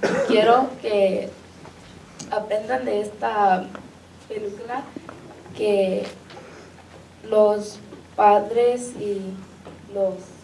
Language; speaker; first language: Spanish; early bilingual, heritage; Spanish